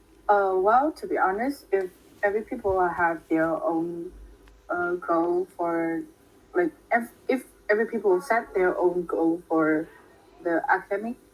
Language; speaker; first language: English; non-native, fluent; Vietnamese